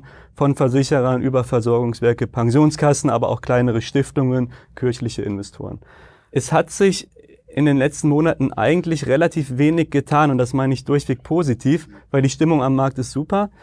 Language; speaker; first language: German; native; German